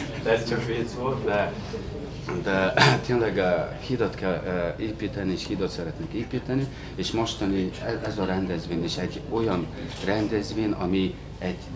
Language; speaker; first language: Hungarian; non-native, fluent; Mongolian